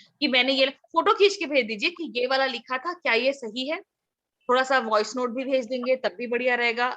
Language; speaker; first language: Hindi; native; Hindi